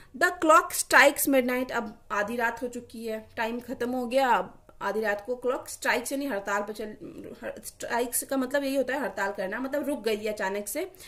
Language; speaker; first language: Hindi; native; Hindi